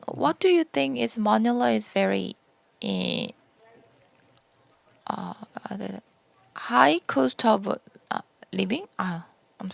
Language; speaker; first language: English; non-native, learner; Korean